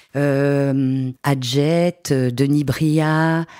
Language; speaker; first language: French; native; French